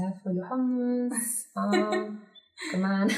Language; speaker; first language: Arabic; non-native, learner; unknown